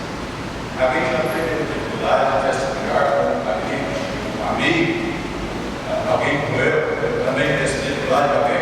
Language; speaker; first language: Portuguese; non-native, learner; English